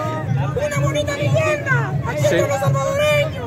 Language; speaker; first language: Spanish; native; Spanish